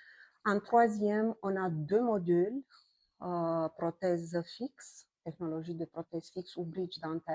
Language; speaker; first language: French; non-native, fluent; Romanian